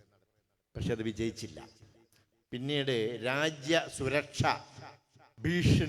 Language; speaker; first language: Malayalam; native; Malayalam